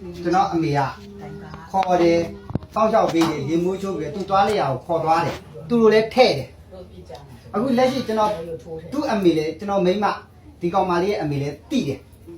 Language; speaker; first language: Burmese; native; Burmese